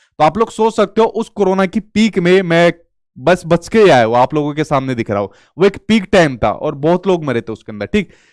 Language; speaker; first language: Hindi; native; Hindi